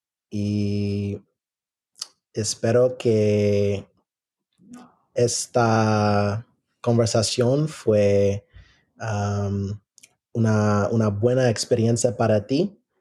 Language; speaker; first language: Spanish; non-native, learner; English